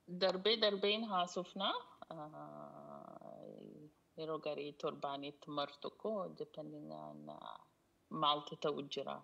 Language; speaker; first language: Oromo; early bilingual, heritage; Oromo